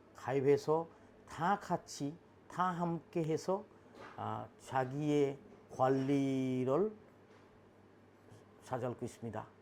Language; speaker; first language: Korean; non-native, learner; Bangla